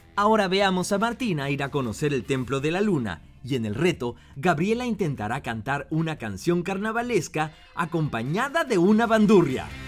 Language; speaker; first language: Spanish; native; Spanish